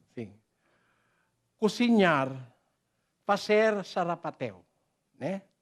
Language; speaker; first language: Portuguese; non-native, learner; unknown